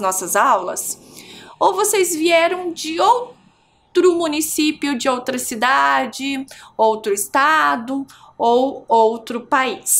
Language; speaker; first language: Portuguese; native; Portuguese